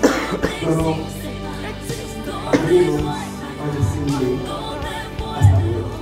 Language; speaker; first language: Spanish; non-native, learner; Haitian Creole